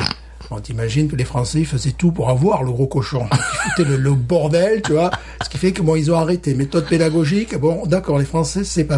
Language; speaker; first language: French; native; French